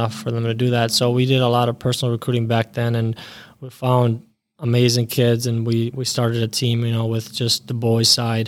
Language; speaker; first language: English; early bilingual, other home language; Bosnian